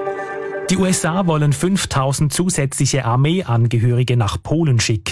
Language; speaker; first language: German; native; German